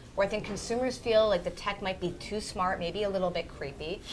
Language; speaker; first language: English; native; English